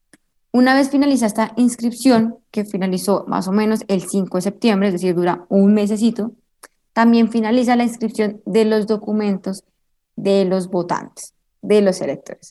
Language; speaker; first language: Spanish; native; Spanish